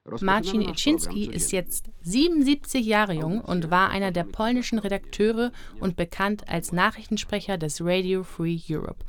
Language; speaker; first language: German; native; German